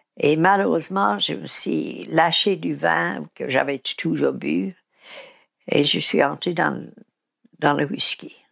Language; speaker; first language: French; non-native, fluent; English